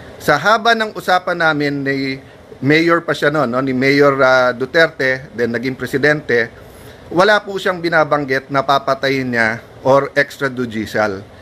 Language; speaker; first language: Filipino; native; Filipino